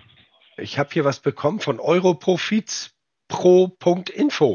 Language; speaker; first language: German; native; German